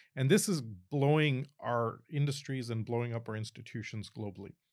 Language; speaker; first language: English; early bilingual, other home language; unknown